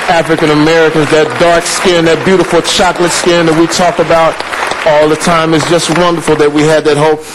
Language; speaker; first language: English; native; English